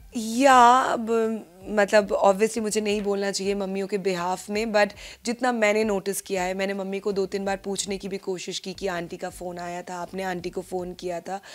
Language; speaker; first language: Hindi; non-native, local second language; Bangla